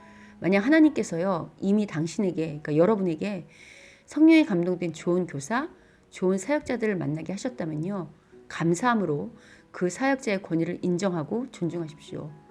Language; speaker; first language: Korean; native; Korean